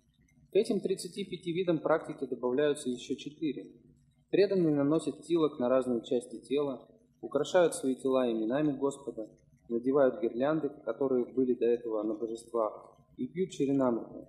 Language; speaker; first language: Russian; native; Russian